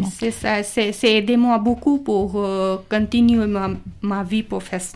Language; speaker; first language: French; non-native, learner; Urdu